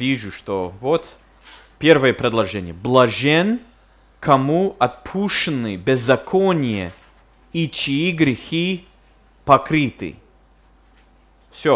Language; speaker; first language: Russian; non-native, fluent; English